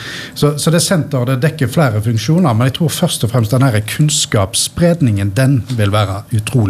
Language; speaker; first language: Norwegian; native; Norwegian